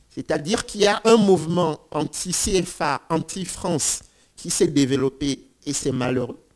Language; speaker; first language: French; non-native, local second language; Ewe